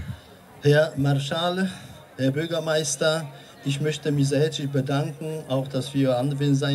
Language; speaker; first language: German; non-native, learner; Polish